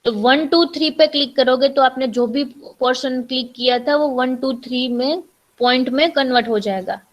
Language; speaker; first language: Hindi; non-native, local second language; Gujarati